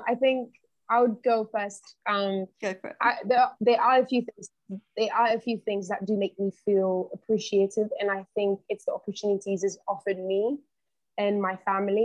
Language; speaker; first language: English; native; English